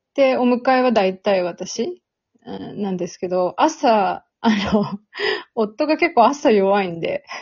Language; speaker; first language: Japanese; early bilingual, heritage; Serbian